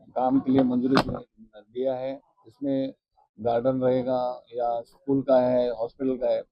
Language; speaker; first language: Hindi; non-native, local second language; Marathi